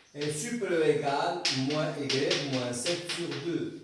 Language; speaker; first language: French; non-native, local second language; Arabic